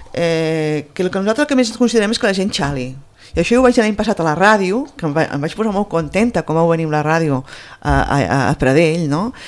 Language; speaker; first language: Catalan; native; Catalan